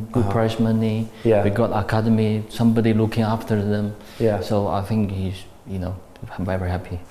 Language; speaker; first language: English; non-native, learner; Chinese